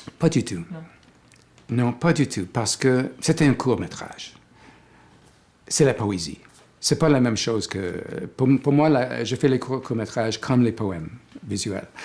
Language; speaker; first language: French; non-native, fluent; English